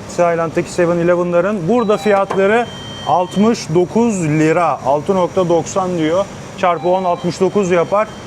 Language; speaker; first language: Turkish; native; Turkish